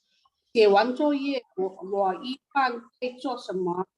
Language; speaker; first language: Chinese; non-native, learner; Indonesian